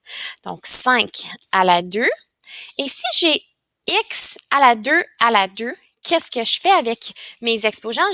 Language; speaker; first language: French; native; French